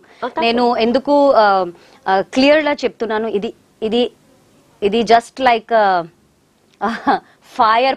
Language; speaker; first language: Telugu; non-native, local second language; Hindi